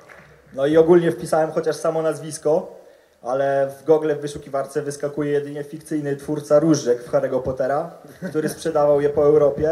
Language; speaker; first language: Polish; native; Polish